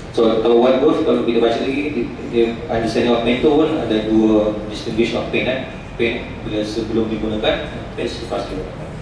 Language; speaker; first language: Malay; non-native, local second language; Central Dusun